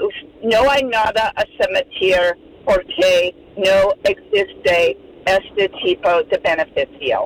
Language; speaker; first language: Spanish; non-native, fluent; English